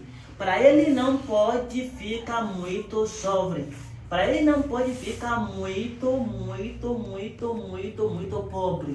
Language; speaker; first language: Portuguese; non-native, learner; Yoruba